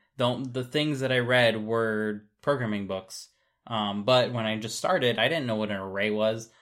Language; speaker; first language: English; native; English